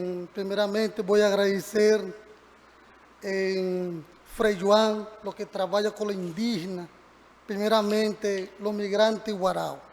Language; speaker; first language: Portuguese; non-native, learner; Spanish